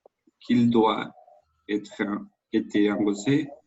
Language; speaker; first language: French; non-native, learner; Spanish